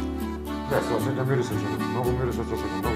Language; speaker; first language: Macedonian; native; Macedonian